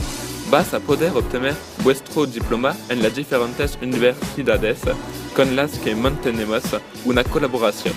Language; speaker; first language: Spanish; non-native, learner; French